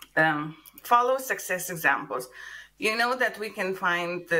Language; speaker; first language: English; non-native, fluent; Lithuanian